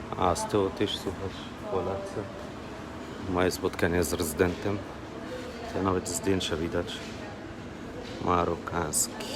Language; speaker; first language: Polish; non-native, learner; Arabic